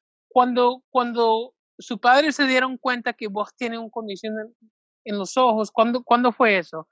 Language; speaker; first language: Spanish; early bilingual, heritage; Spanish